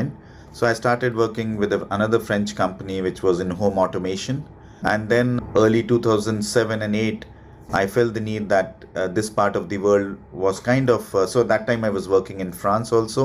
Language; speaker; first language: English; non-native, local second language; Hindi